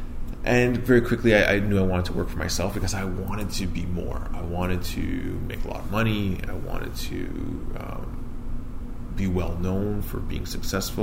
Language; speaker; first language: English; native; English